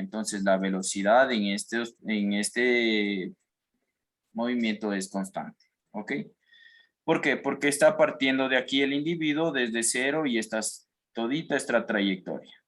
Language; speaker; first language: Spanish; native; Spanish